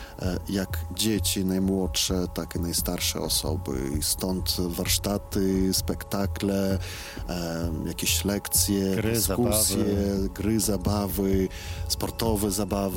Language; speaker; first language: Polish; non-native, fluent; Belarusian